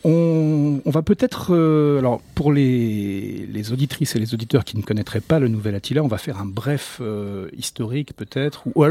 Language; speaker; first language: French; native; French